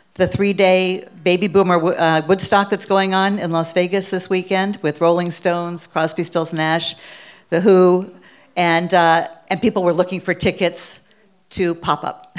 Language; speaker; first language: English; native; English